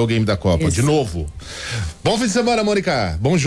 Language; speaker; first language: Portuguese; native; Portuguese